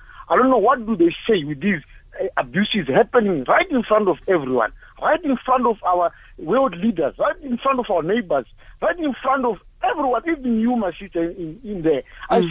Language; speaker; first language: English; non-native, local second language; Shona